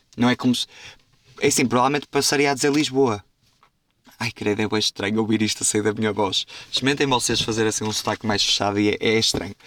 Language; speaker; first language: Portuguese; native; Portuguese